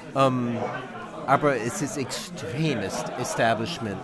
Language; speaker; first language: German; non-native, fluent; English